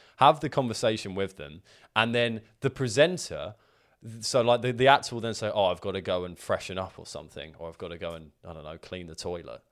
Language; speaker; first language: English; native; English